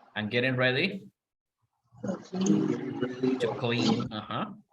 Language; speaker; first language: English; non-native, fluent; Spanish